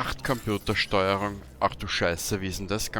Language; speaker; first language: German; native; German